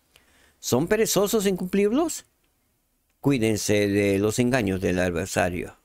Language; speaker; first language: Spanish; native; Spanish